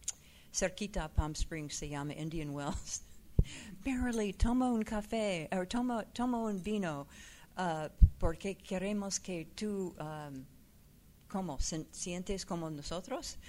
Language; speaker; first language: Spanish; non-native, fluent; English